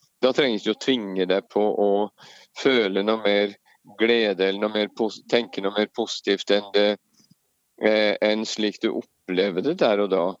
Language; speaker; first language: Norwegian; native; Norwegian